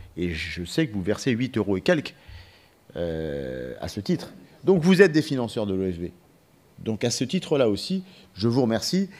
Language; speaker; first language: French; native; French